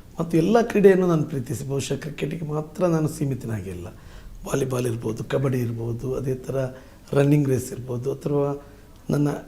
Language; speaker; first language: Kannada; non-native, local second language; Badaga